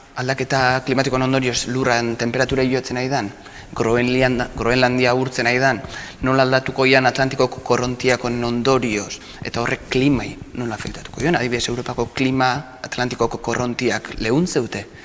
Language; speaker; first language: Basque; native; Basque